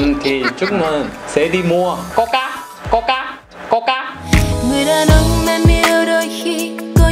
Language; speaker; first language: Vietnamese; non-native, learner; Korean